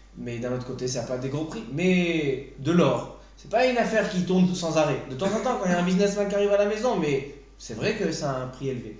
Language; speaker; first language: French; native; French